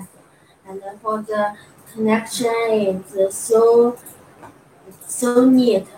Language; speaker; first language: English; non-native, learner; Chinese